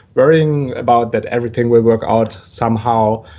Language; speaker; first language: English; non-native, fluent; German